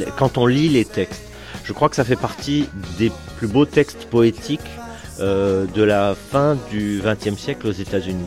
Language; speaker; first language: French; native; French